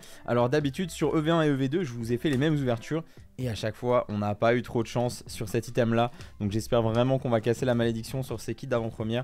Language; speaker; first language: French; native; French